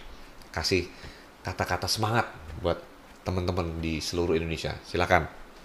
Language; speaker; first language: Indonesian; native; Indonesian